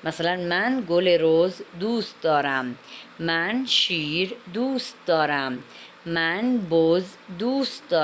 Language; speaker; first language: Persian; non-native, fluent; Urdu